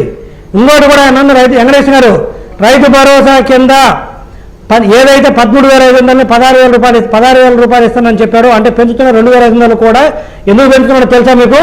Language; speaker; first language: Telugu; native; Telugu